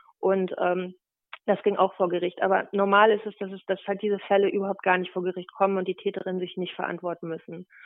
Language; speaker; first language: German; native; German